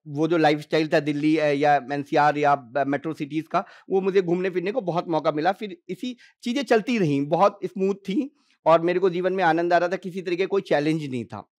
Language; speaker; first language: Hindi; native; Hindi